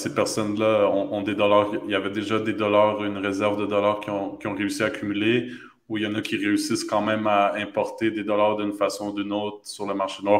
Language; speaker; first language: French; native; French